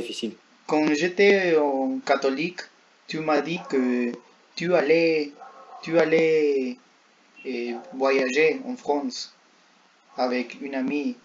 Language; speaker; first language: French; non-native, learner; Spanish